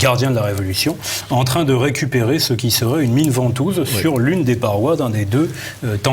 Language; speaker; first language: French; native; French